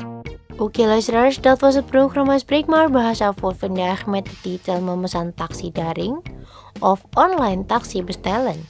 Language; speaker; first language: Dutch; non-native, learner; Indonesian